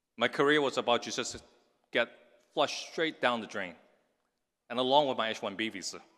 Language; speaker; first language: English; non-native, local second language; Cantonese